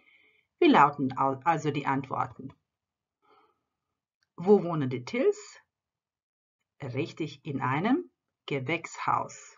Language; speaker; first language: German; non-native, fluent; Croatian